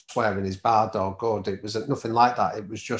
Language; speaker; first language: English; native; English